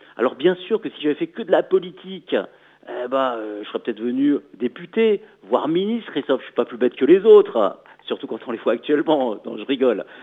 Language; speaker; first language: French; native; French